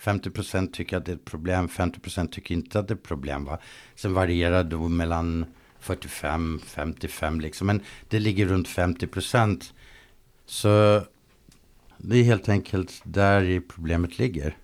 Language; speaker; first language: Swedish; native; Swedish